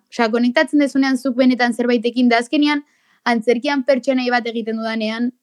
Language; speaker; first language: Basque; native; Basque